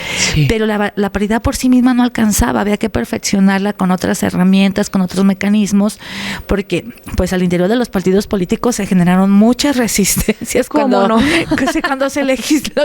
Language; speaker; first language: Spanish; native; Spanish